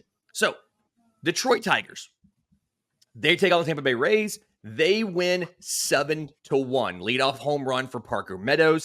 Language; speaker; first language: English; native; English